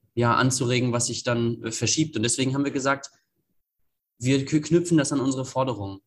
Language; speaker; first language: German; native; German